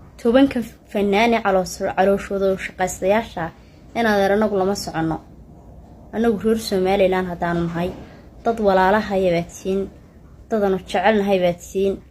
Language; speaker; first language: Somali; native; Somali